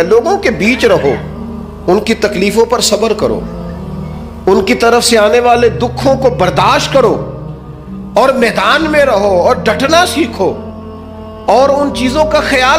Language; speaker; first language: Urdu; non-native, local second language; Punjabi